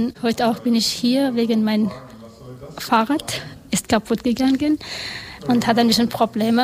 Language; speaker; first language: German; non-native, learner; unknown